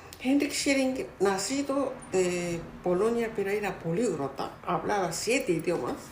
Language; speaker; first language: Spanish; non-native, fluent; Japanese